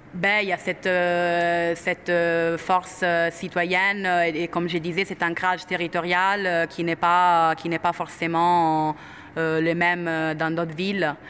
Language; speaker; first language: French; non-native, fluent; Italian